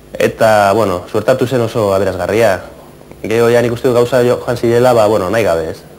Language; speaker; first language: Basque; non-native, local second language; Spanish